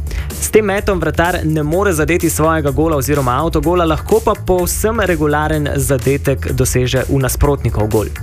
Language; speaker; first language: Slovenian; native; Slovenian